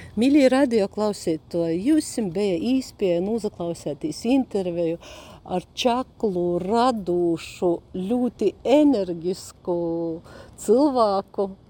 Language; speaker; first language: Latvian; native; Latvian